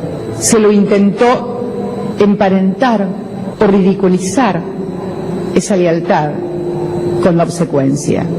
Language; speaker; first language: Spanish; non-native, fluent; Portuguese